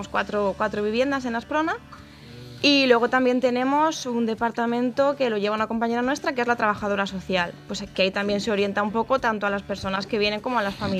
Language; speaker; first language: Spanish; native; Spanish